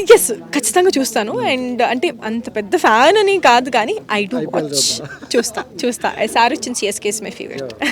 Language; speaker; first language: Telugu; native; Telugu